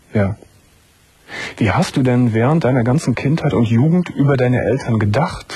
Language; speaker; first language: German; native; German